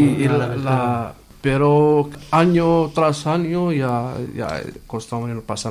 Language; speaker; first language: Spanish; non-native, learner; Arabic